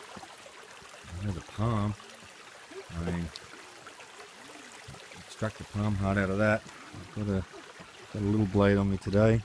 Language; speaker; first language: English; native; English